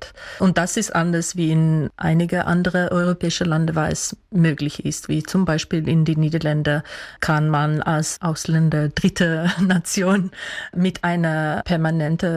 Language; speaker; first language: German; non-native, fluent; Dutch